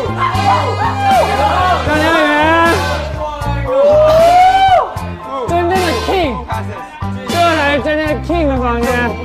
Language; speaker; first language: Chinese; native; Chinese